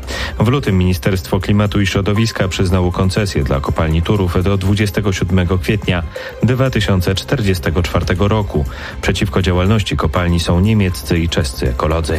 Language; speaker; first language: Polish; native; Polish